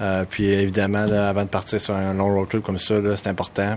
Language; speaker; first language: French; native; French